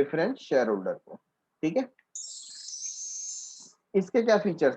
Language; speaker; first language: Hindi; native; Hindi